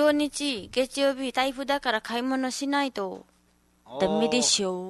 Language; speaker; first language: Japanese; non-native, learner; Nepali